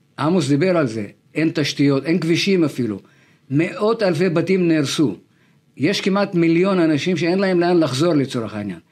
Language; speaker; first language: Hebrew; non-native, local second language; Arabic